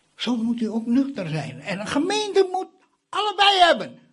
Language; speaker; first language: Dutch; non-native, fluent; Indonesian